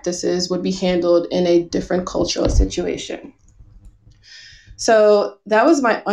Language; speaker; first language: English; native; English